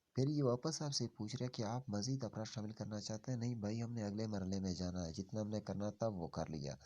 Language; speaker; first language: Urdu; non-native, local second language; Pashto